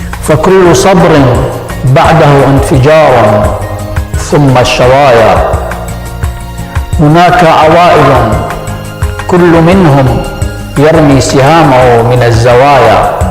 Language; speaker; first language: Arabic; native; Arabic